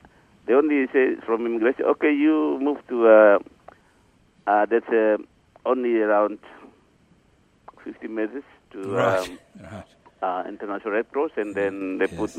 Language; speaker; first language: English; non-native, learner; Indonesian